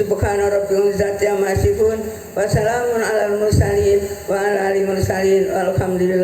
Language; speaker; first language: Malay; non-native, local second language; Javanese